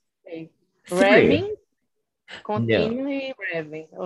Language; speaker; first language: English; non-native, learner; Portuguese